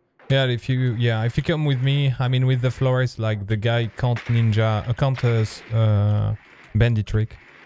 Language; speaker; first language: English; non-native, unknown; French